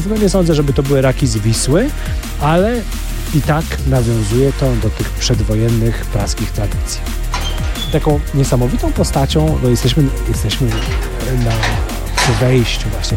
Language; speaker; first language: Polish; native; Polish